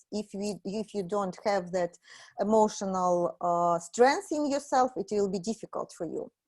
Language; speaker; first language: English; non-native, fluent; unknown